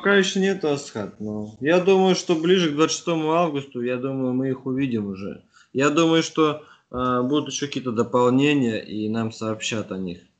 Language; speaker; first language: Russian; native; Russian